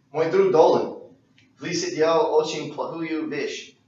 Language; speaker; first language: Russian; non-native, learner; English